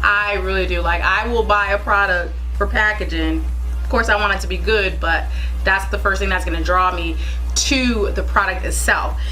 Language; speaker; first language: English; native; English